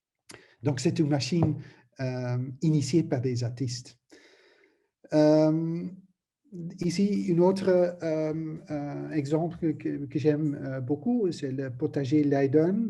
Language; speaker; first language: French; non-native, learner; Dutch